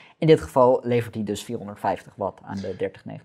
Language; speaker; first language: Dutch; native; Dutch